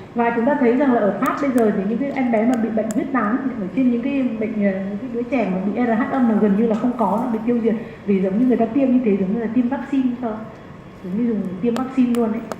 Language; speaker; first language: Vietnamese; native; Vietnamese